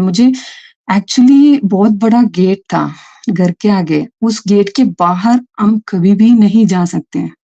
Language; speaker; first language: Hindi; non-native, local second language; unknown